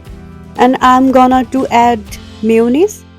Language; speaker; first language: English; non-native, local second language; Urdu